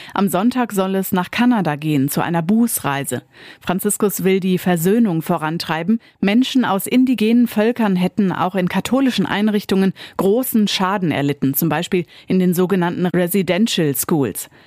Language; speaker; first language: German; native; German